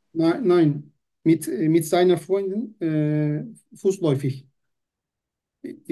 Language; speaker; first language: German; non-native, learner; Turkish